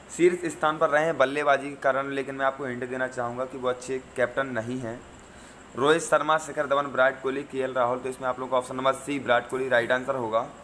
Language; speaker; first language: Hindi; native; Hindi